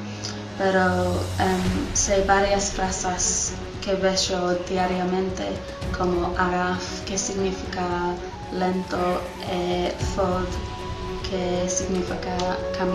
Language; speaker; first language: Spanish; non-native, learner; English